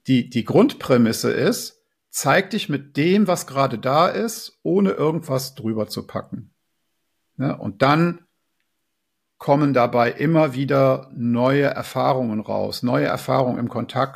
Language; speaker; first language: German; native; German